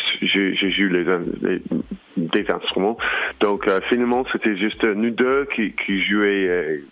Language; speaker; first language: French; non-native, learner; English